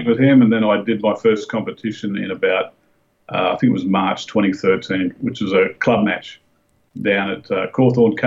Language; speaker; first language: English; native; English